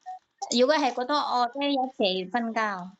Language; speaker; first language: Cantonese; non-native, learner; Indonesian